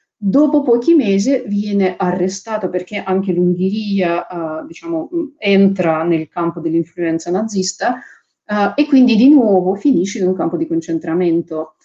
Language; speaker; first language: Italian; non-native, fluent; Russian